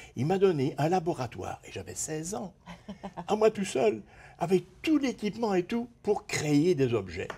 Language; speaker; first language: French; native; French